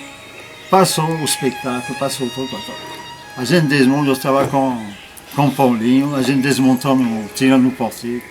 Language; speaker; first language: Portuguese; non-native, learner; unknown